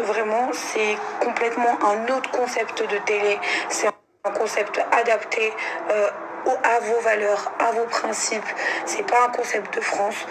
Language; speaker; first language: French; native; French